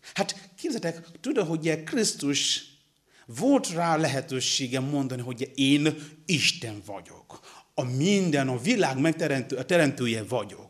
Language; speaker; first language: Hungarian; non-native, learner; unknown